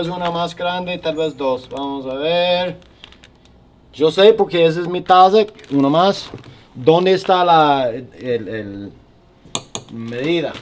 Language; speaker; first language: Spanish; non-native, learner; English